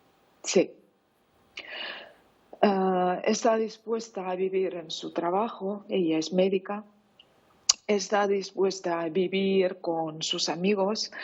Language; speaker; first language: Spanish; non-native, fluent; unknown